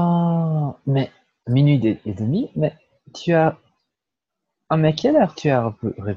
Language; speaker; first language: French; non-native, learner; Portuguese